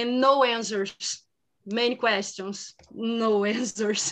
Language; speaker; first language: English; non-native, learner; Portuguese